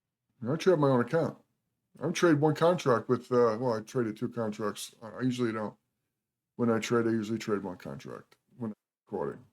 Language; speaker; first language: English; native; English